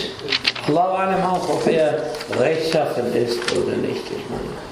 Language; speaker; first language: German; non-native, fluent; Arabic